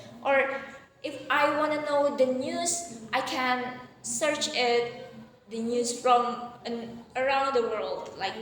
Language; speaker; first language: English; non-native, learner; Indonesian